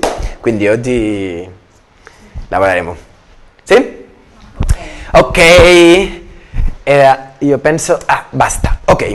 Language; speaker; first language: Italian; non-native, learner; Spanish